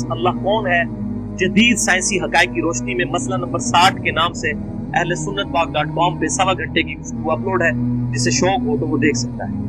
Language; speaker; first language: Urdu; non-native, local second language; Punjabi